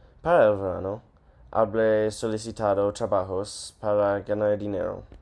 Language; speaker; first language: Spanish; non-native, learner; English